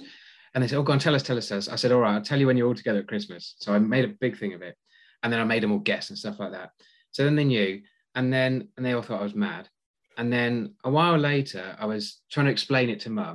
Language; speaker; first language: English; native; English